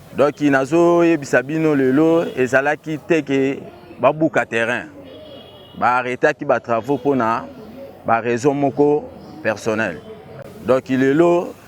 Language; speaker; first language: Lingala; native; Lingala